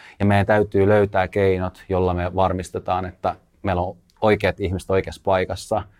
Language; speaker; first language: Finnish; early bilingual, other home language; Russian